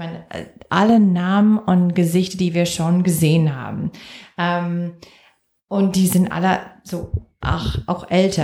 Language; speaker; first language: German; non-native, fluent; English